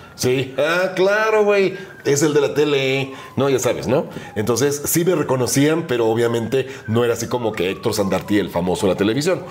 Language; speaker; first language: Spanish; native; Spanish